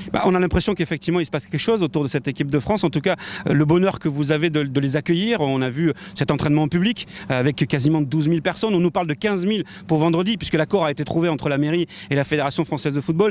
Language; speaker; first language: French; native; French